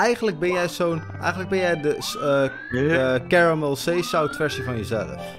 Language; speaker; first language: Dutch; native; Dutch